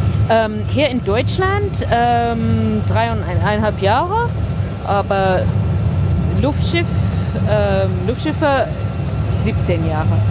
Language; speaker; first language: German; non-native, learner; English